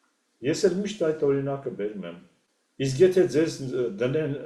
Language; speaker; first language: Armenian; native; Armenian